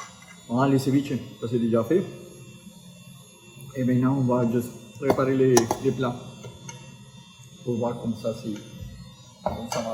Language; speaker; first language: French; non-native, fluent; Spanish